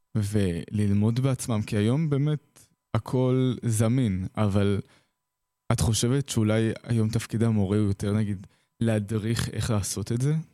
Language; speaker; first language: Hebrew; native; Hebrew